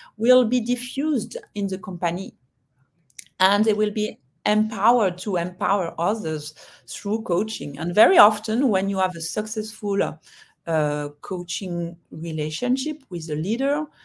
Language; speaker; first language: English; non-native, fluent; French